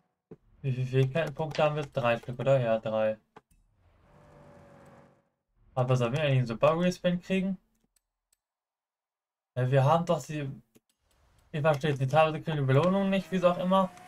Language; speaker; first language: German; native; German